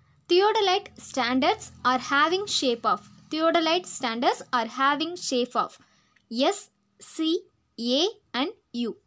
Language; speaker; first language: English; non-native, local second language; Tamil